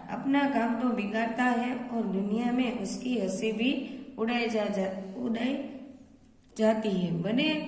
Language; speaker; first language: Hindi; non-native, local second language; Gujarati